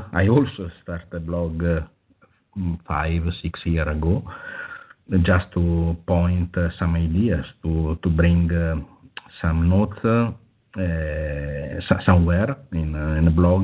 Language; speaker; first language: English; non-native, fluent; Italian